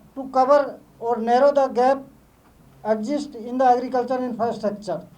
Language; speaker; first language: English; non-native, local second language; Telugu